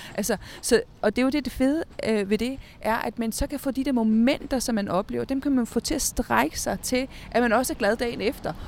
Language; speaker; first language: Danish; early bilingual, other home language; Spanish